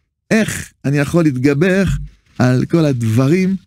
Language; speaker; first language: Hebrew; non-native, fluent; French